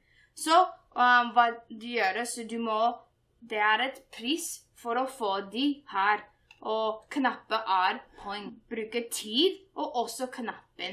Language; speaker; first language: Norwegian; non-native, learner; English